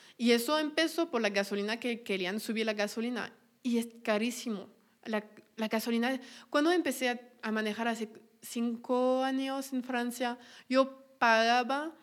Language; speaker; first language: Spanish; non-native, fluent; French